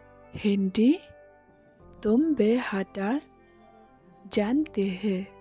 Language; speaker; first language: Hindi; non-native, local second language; Khasi